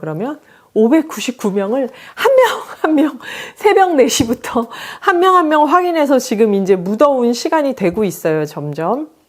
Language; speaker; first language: Korean; native; Korean